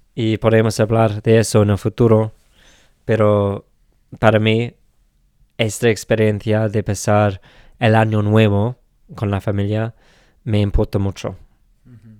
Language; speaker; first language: Spanish; non-native, fluent; English